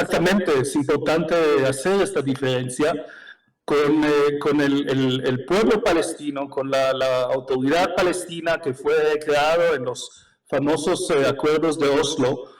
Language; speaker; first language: Spanish; non-native, fluent; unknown